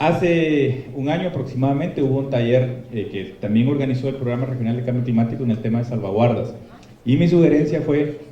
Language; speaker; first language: Spanish; native; Spanish